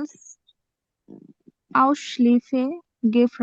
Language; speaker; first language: German; non-native, learner; Bangla